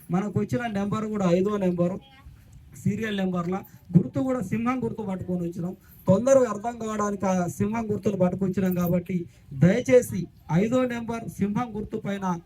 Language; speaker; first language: Telugu; non-native, local second language; Koya